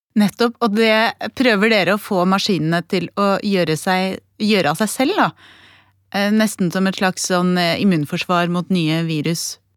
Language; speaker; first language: Norwegian; native; Norwegian